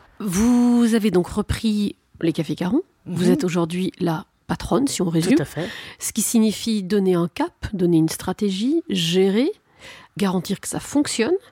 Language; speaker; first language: French; native; French